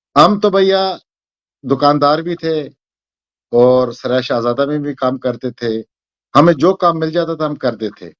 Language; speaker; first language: Hindi; non-native, fluent; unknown